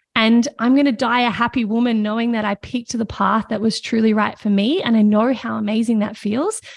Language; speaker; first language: English; native; English